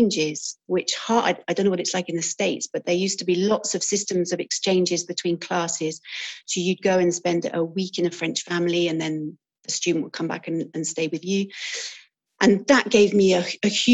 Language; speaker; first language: English; native; English